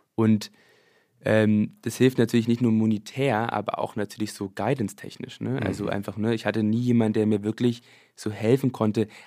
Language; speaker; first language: German; early bilingual, other home language; English